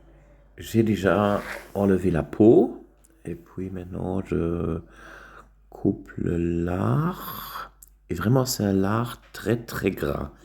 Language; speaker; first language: French; non-native, local second language; German